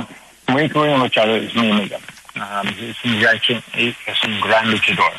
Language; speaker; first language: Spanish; non-native, learner; English